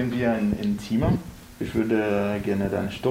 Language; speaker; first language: German; non-native, fluent; Spanish